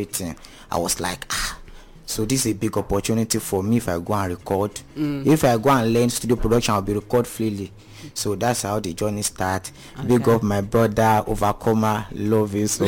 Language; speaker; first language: English; non-native, local second language; Yoruba